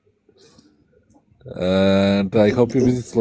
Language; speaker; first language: English; non-native, fluent; Slovenian